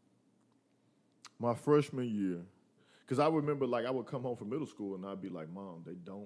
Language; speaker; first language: English; early bilingual, other home language; Spanish